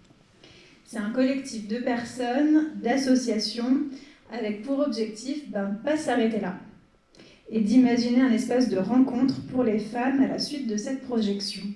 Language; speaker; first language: French; native; French